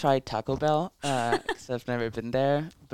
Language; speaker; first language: English; non-native, fluent; Italian